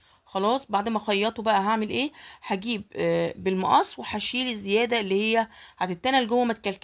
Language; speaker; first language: Arabic; native; Arabic